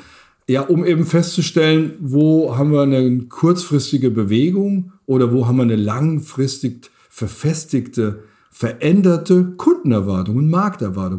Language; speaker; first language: German; native; German